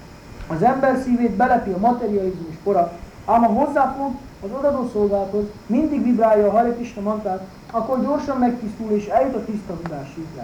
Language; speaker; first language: Hungarian; native; Hungarian